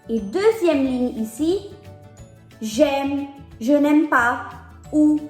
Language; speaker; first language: French; non-native, fluent; English